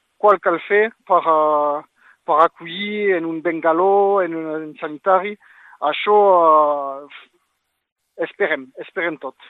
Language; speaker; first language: Catalan; non-native, local second language; French